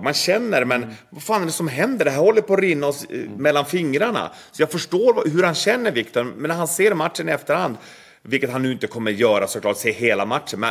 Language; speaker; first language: Swedish; native; Swedish